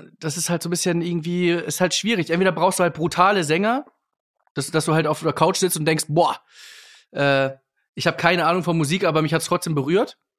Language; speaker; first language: German; native; German